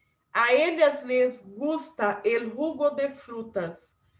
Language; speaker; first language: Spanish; non-native, fluent; Portuguese